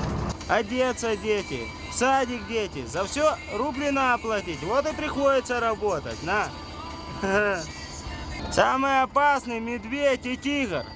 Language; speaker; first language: Russian; native; Russian